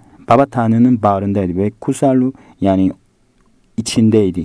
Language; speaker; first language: Turkish; non-native, fluent; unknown